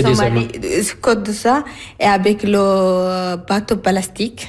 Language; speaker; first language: French; non-native, learner; Arabic